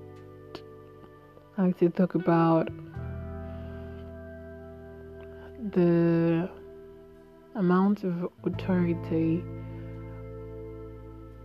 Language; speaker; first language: English; non-native, local second language; Igbo